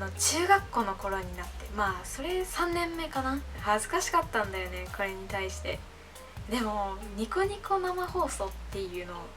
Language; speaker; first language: Japanese; non-native, fluent; English